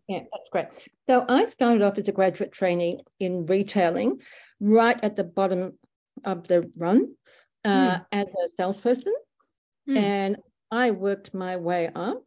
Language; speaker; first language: English; native; English